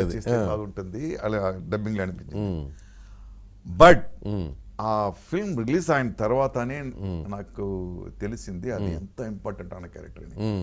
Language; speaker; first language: Telugu; non-native, local second language; Tamil